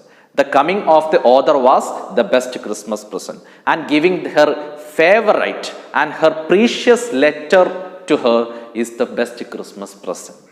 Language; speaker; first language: English; non-native, local second language; Malayalam